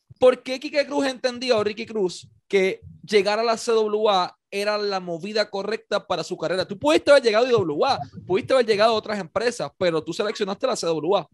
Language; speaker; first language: Spanish; native; Spanish